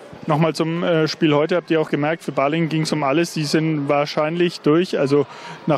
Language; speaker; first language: German; native; German